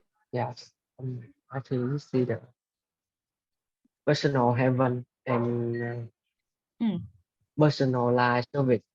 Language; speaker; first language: English; non-native, learner; Vietnamese